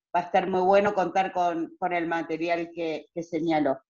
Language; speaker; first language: Spanish; native; Spanish